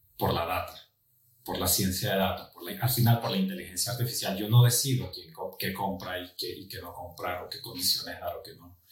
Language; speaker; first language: Spanish; native; Spanish